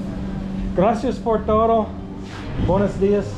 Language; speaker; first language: Spanish; non-native, learner; English